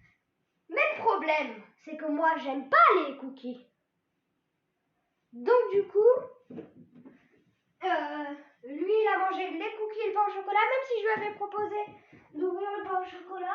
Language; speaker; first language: French; native; French